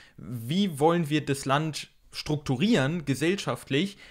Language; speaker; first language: German; native; German